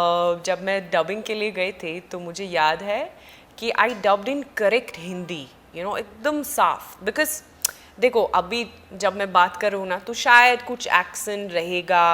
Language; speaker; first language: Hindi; non-native, fluent; Swedish